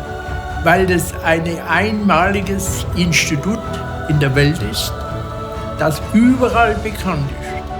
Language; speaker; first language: German; non-native, fluent; Italian